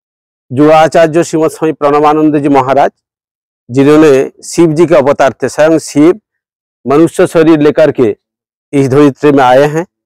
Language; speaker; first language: Hindi; non-native, local second language; Bangla